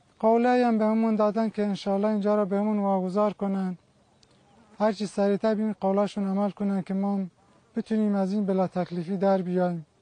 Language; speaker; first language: Persian; non-native, local second language; Kurdish